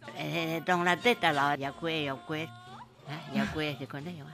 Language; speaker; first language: French; non-native, learner; Chinese